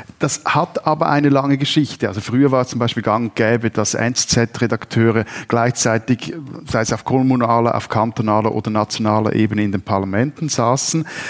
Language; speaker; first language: German; native; German